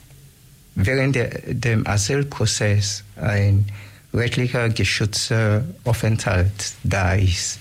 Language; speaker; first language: German; non-native, learner; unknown